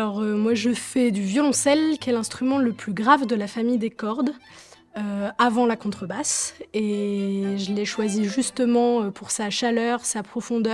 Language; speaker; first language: French; native; French